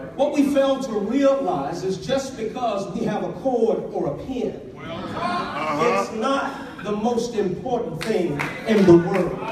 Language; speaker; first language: English; native; English